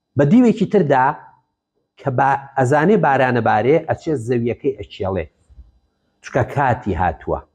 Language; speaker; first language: Central Kurdish; native; Central Kurdish